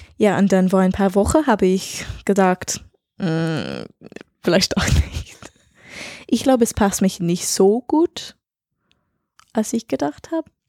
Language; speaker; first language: German; non-native, learner; English